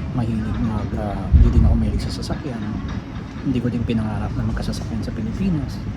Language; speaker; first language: Filipino; native; Filipino